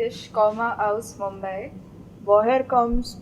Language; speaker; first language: German; non-native, learner; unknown